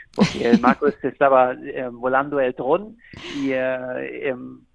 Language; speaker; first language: Spanish; non-native, fluent; German